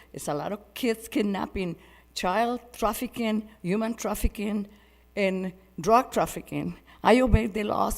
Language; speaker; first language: English; non-native, fluent; Spanish